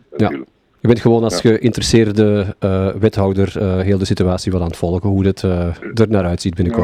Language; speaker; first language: Dutch; native; Dutch